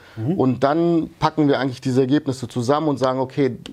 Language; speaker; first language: German; early bilingual, other home language; Hungarian